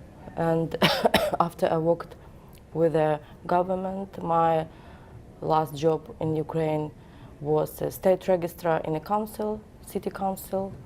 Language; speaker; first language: English; non-native, learner; Ukrainian